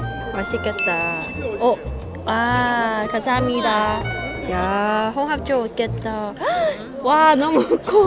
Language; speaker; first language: Korean; non-native, learner; Cantonese